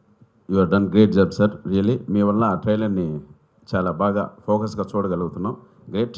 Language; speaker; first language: Telugu; native; Telugu